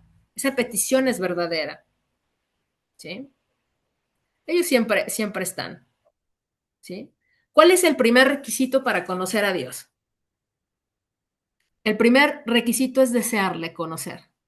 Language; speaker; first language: Spanish; native; Spanish